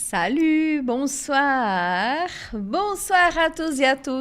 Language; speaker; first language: French; non-native, fluent; Portuguese